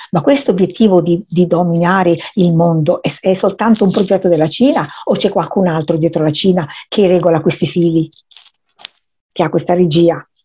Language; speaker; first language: Italian; native; Italian